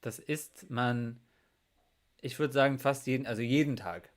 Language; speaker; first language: German; non-native, fluent; English